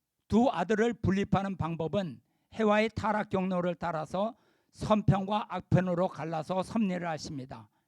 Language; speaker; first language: Korean; native; Korean